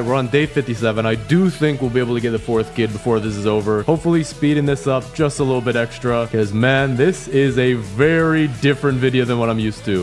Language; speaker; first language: English; native; English